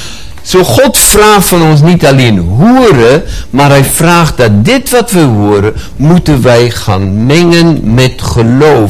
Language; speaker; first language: Dutch; non-native, fluent; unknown